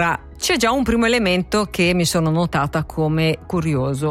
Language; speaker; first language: Italian; native; Italian